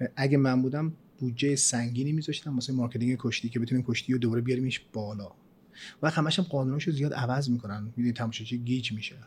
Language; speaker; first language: Persian; early bilingual, other home language; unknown